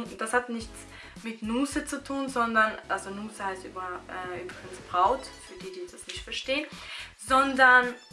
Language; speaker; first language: German; early bilingual, other home language; Albanian